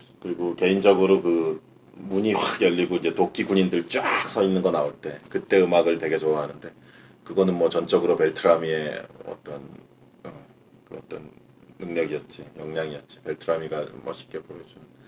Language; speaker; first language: Korean; native; Korean